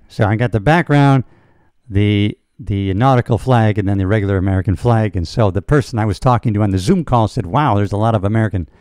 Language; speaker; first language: English; native; English